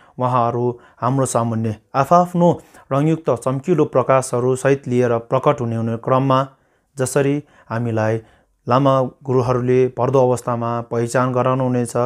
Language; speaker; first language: Nepali; non-native, local second language; Sherpa